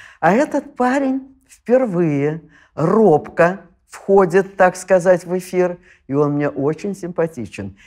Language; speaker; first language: Russian; native; Russian